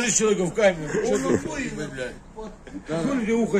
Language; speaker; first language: Russian; native; Russian